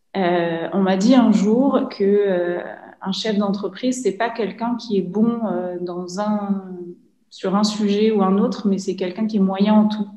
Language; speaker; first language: French; native; French